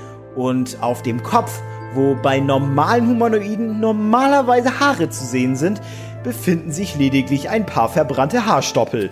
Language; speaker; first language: German; native; German